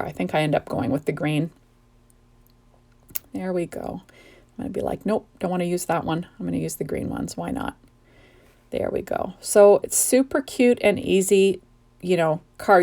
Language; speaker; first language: English; native; English